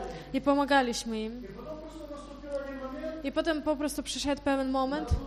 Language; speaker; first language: Polish; non-native, fluent; Ukrainian